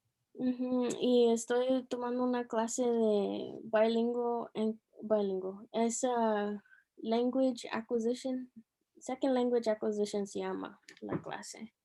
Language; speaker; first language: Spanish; early bilingual, heritage; Spanish